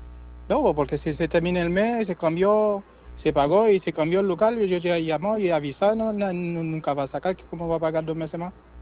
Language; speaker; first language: Spanish; non-native, learner; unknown